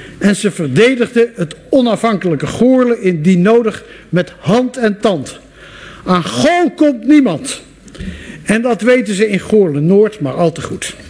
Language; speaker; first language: Dutch; native; Dutch